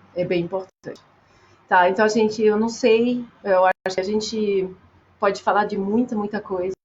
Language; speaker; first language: Portuguese; non-native, fluent; French